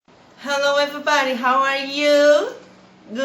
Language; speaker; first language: English; non-native, learner; Portuguese